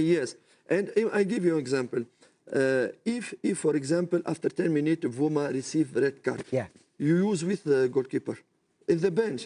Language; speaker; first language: English; non-native, learner; French